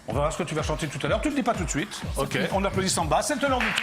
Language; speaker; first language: French; native; French